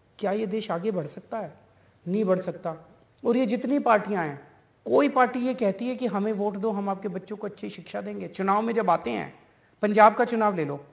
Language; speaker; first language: Hindi; native; Hindi